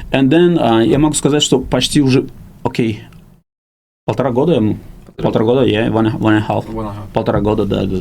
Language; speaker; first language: Russian; non-native, local second language; Uzbek